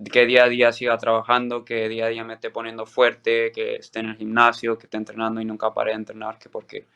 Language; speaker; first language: Spanish; early bilingual, other home language; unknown